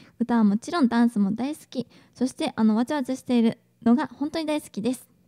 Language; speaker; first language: Japanese; native; Japanese